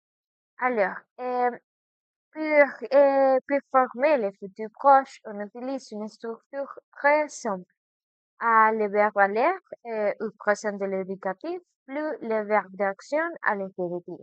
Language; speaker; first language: French; non-native, learner; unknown